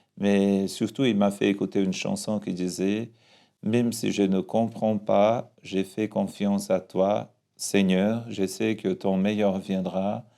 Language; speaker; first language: French; non-native, fluent; Portuguese